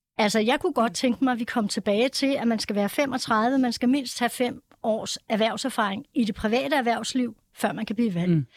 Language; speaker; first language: Danish; native; Danish